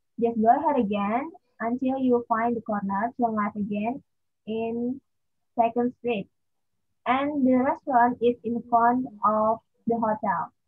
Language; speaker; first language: English; non-native, learner; Indonesian